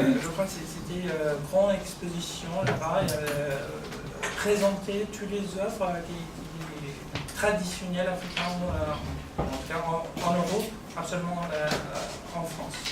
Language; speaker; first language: French; non-native, fluent; Persian